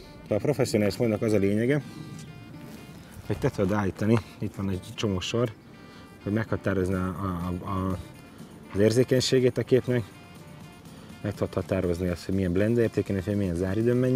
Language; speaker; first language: Hungarian; native; Hungarian